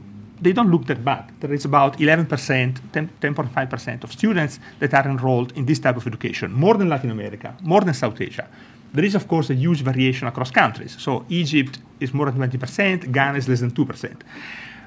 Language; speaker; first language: English; non-native, fluent; Italian